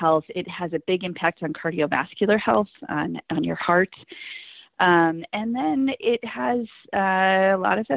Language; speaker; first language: English; native; English